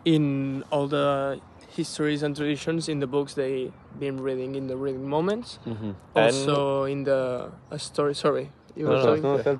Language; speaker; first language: English; non-native, fluent; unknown